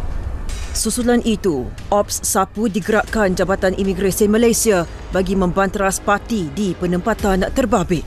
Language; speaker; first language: Malay; native; Malay